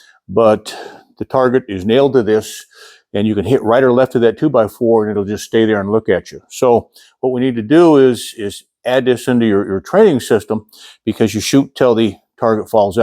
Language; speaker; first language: English; native; English